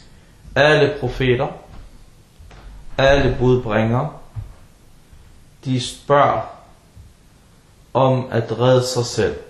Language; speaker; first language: Danish; early bilingual, other home language; Arabic